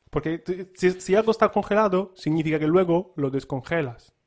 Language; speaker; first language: Spanish; non-native, fluent; Italian